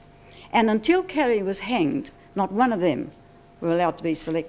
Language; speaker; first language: English; native; English